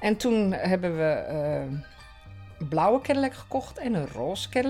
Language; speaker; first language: Dutch; native; Dutch